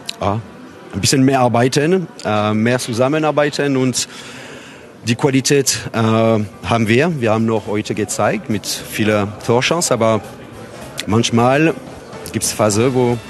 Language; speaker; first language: German; non-native, fluent; French